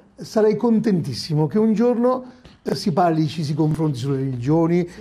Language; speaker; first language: Italian; native; Italian